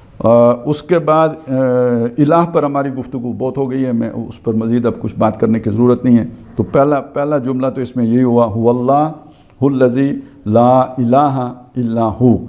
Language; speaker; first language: Urdu; non-native, local second language; Northern Hindko